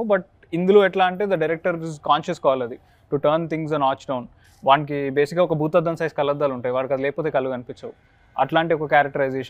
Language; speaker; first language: Telugu; native; Telugu